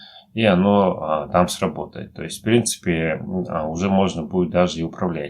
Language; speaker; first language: Russian; native; Russian